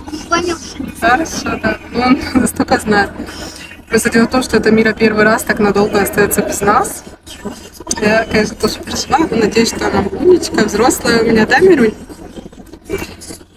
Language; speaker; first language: Russian; native; Russian